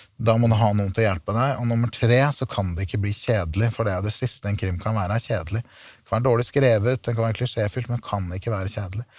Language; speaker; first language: Norwegian; native; Norwegian